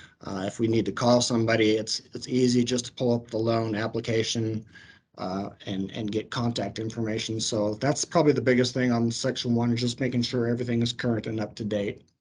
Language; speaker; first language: English; native; English